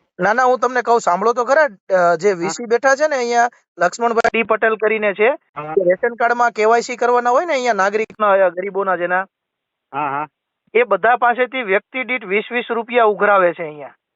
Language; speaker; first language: Gujarati; native; Gujarati